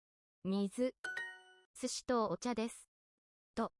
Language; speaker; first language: Japanese; non-native, learner; English